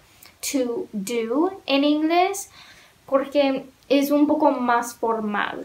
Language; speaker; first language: Spanish; non-native, learner; English